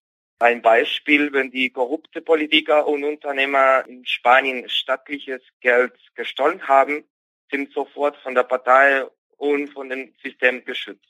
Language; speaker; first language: German; non-native, fluent; Spanish